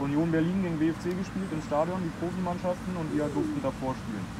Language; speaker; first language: German; native; German